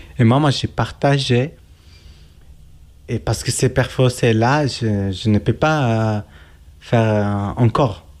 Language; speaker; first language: French; non-native, learner; Kurdish